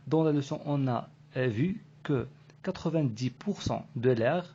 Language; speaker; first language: French; non-native, local second language; Arabic